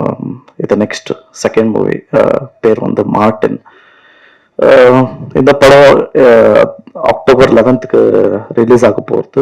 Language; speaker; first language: Tamil; non-native, learner; Kannada